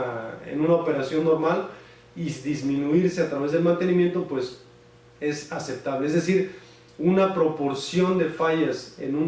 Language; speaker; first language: Spanish; native; Spanish